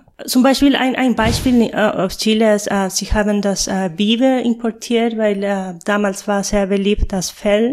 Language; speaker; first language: German; non-native, fluent; Spanish